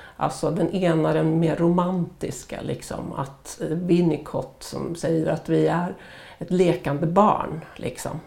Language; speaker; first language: Swedish; native; Swedish